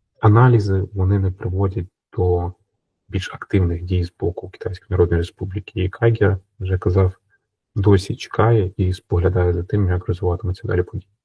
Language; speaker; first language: Ukrainian; native; Ukrainian